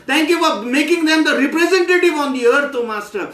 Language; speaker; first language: English; non-native, local second language; Marathi